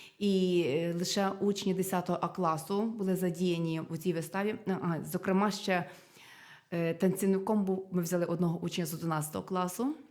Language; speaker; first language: Ukrainian; native; Ukrainian